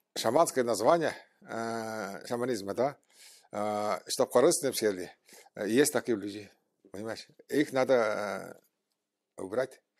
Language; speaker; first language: Russian; non-native, local second language; Tuvinian